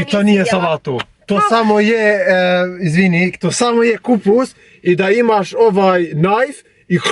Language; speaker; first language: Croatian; non-native, learner; Albanian